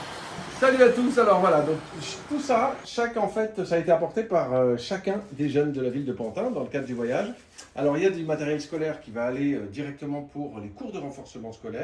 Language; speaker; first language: French; native; French